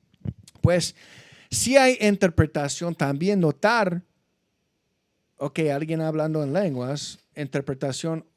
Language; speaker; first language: Spanish; non-native, fluent; English